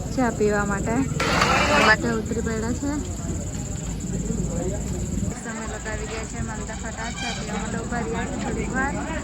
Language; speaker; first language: Gujarati; non-native, local second language; Gamit